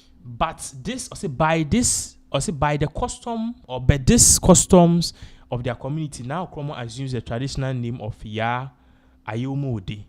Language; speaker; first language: English; non-native, local second language; Akan